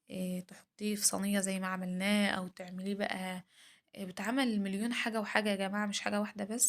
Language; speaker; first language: Arabic; native; Arabic